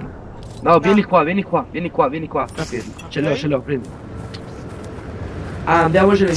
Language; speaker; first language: Italian; native; Italian